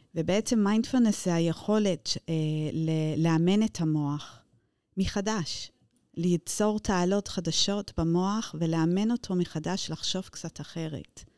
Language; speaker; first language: Hebrew; non-native, fluent; English